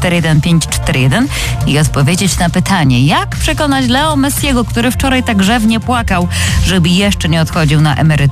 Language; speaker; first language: Polish; native; Polish